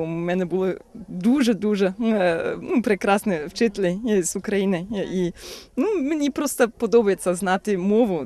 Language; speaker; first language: Ukrainian; non-native, fluent; German